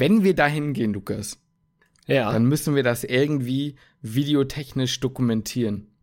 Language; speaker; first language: German; native; German